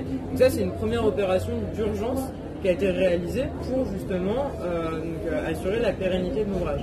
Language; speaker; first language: French; native; French